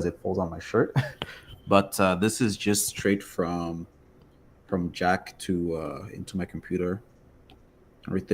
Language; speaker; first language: English; native; English